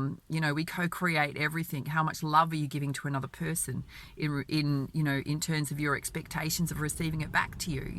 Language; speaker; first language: English; native; English